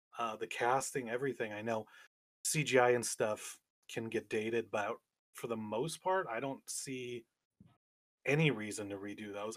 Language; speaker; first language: English; native; English